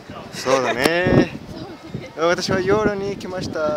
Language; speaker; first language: Japanese; non-native, learner; Spanish